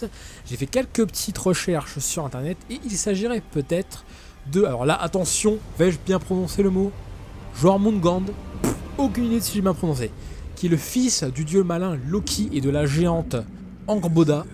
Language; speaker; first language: French; native; French